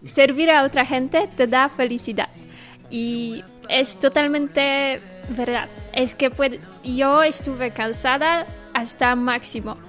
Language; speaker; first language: Spanish; non-native, learner; Polish